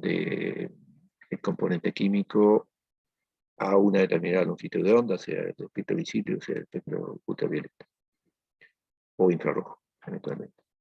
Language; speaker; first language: Spanish; native; Spanish